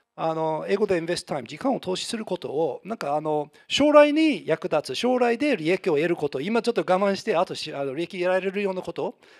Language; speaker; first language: Japanese; non-native, fluent; English